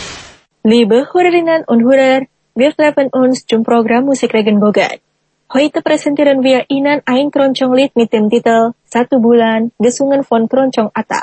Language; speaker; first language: German; non-native, fluent; Indonesian